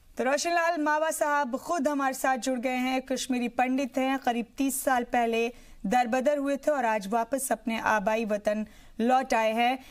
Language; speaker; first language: Hindi; native; Hindi